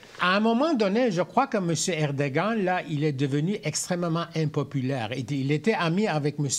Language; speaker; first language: French; non-native, local second language; Armenian